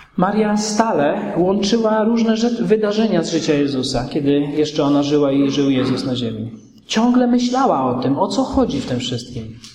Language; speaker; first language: Polish; native; Polish